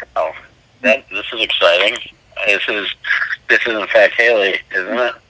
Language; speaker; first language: English; native; English